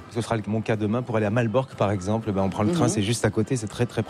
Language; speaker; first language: French; native; French